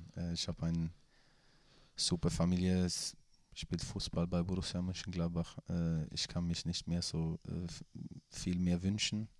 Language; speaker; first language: German; non-native, fluent; Swedish